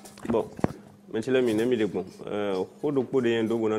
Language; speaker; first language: French; non-native, local second language; Fon